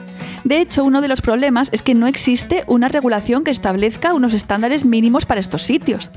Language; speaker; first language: Spanish; native; Spanish